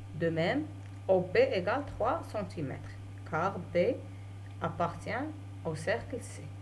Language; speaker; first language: French; non-native, local second language; Arabic